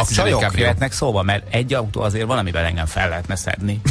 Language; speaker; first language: Hungarian; native; Hungarian